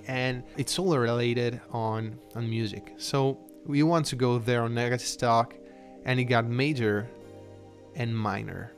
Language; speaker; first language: English; non-native, fluent; Italian